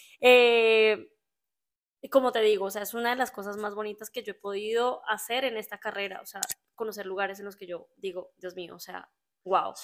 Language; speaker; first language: Spanish; native; Spanish